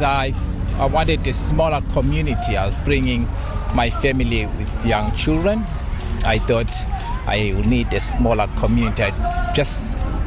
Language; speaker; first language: English; non-native, local second language; Shona